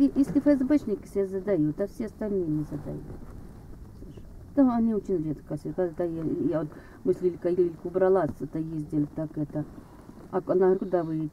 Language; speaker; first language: Russian; native; Russian